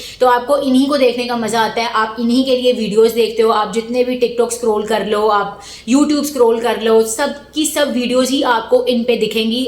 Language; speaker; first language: Urdu; native; Urdu